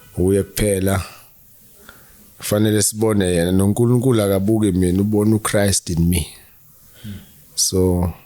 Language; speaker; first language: Zulu; native; Zulu